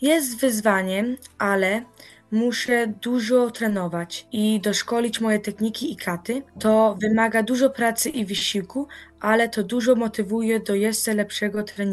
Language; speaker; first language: Polish; early bilingual, heritage; Polish